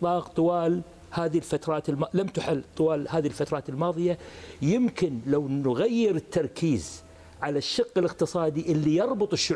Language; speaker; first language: Arabic; native; Arabic